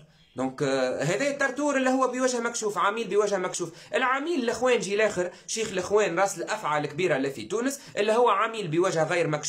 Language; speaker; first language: Arabic; native; Arabic